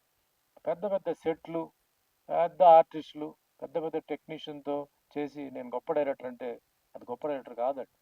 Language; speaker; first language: Telugu; native; Telugu